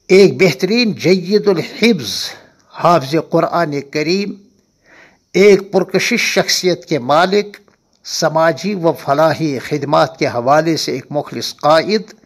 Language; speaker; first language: Urdu; non-native, local second language; Kashmiri